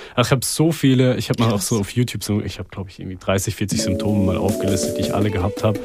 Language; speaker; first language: German; native; German